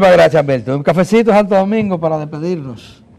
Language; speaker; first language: Spanish; native; Spanish